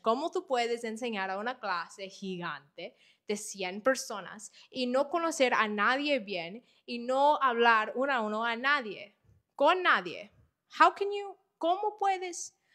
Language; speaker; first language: Spanish; non-native, fluent; English